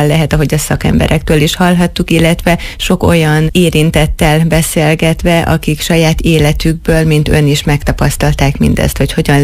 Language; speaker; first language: Hungarian; native; Hungarian